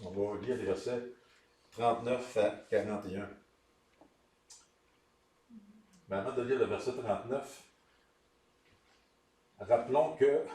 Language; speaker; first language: French; native; French